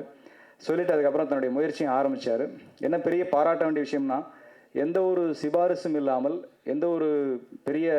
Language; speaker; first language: Tamil; native; Tamil